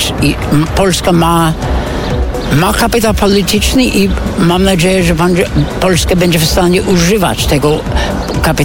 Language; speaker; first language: Polish; non-native, fluent; English